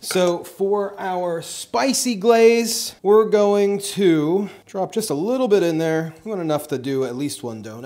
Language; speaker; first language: English; native; English